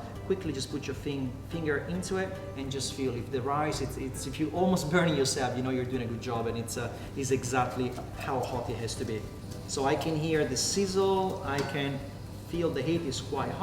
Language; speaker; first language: English; non-native, fluent; Italian